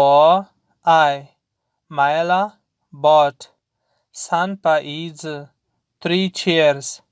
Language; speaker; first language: Chinese; non-native, learner; Urdu